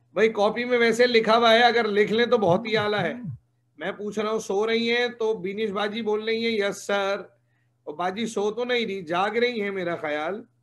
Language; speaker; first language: Hindi; native; Hindi